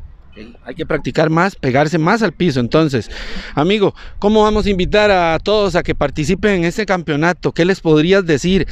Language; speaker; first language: Spanish; native; Spanish